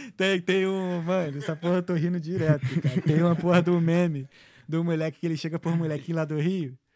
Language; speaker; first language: Portuguese; native; Portuguese